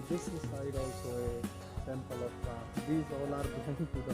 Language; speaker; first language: English; non-native, local second language; Hindi